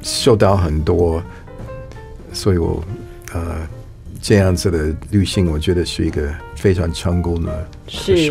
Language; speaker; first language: Chinese; non-native, fluent; English